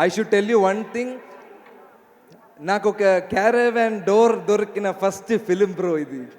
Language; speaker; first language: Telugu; non-native, learner; Malayalam